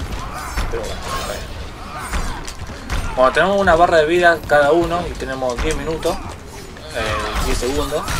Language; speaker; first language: Spanish; native; Spanish